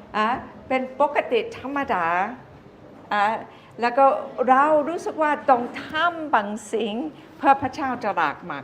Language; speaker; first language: Thai; non-native, fluent; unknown